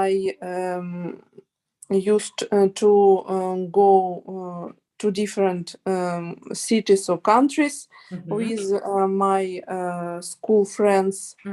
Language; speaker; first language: English; non-native, learner; Russian